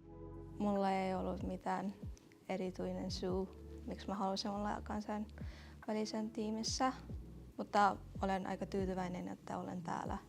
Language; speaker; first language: Finnish; non-native, fluent; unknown